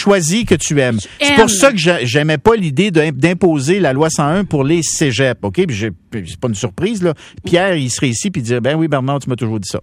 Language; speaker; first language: French; native; French